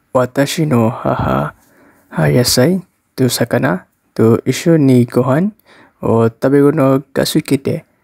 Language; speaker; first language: Japanese; non-native, learner; Malay